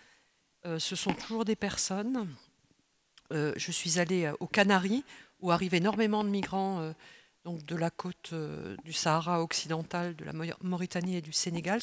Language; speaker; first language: French; native; French